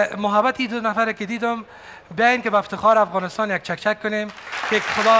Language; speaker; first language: Persian; native; Persian